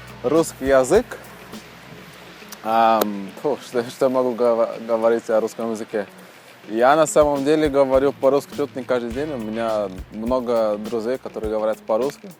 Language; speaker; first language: Russian; non-native, fluent; Portuguese